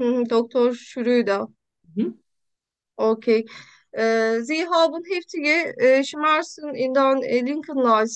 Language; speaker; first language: German; non-native, learner; Turkish